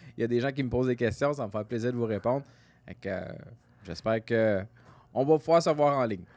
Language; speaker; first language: French; native; French